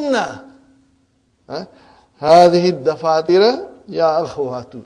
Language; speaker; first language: Arabic; non-native, fluent; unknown